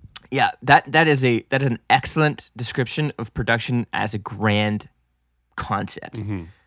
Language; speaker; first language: English; non-native, local second language; French